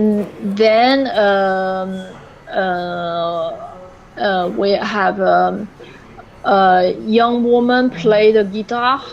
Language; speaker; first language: English; non-native, learner; French